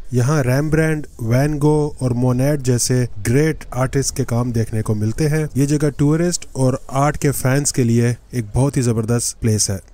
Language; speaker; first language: Urdu; native; Urdu